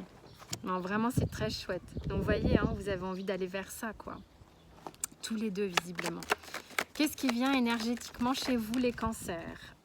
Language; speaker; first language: French; native; French